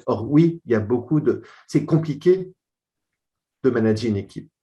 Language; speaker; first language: French; native; French